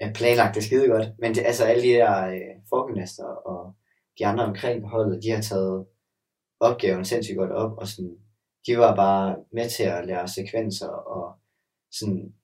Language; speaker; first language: Danish; native; Danish